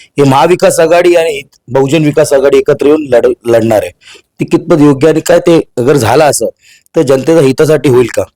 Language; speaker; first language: Marathi; non-native, local second language; Hindi